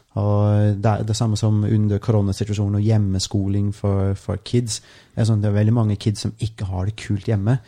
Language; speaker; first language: Norwegian; non-native, fluent; English